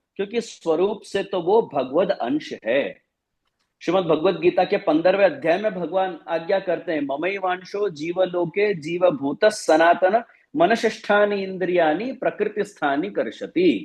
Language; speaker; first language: Hindi; non-native, local second language; Gujarati